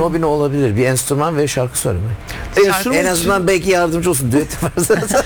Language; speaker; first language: Turkish; early bilingual, heritage; Turkish